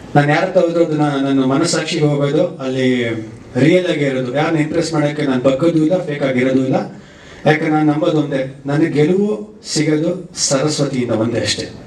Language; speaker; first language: Kannada; native; Kannada